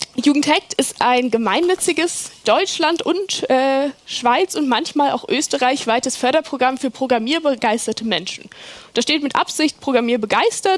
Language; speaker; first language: German; native; German